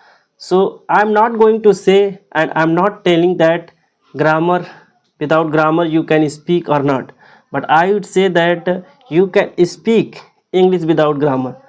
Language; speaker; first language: English; non-native, local second language; Hindi